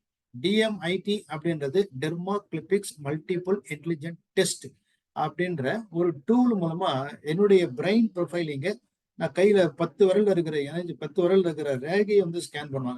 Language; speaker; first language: Tamil; native; Tamil